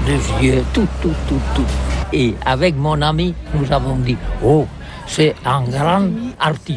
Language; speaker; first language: French; non-native, learner; Catalan